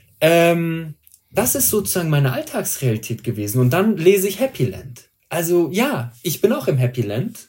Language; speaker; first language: German; early bilingual, other home language; Persian